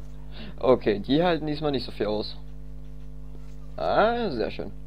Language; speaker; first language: German; native; German